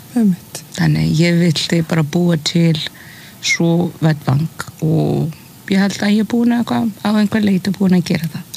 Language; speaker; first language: Icelandic; early bilingual, heritage; Icelandic